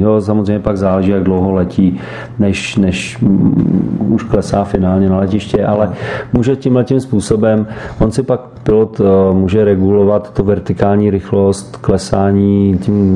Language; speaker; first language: Czech; native; Czech